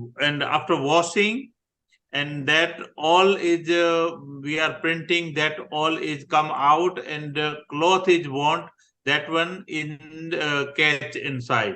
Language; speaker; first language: English; non-native, learner; Gujarati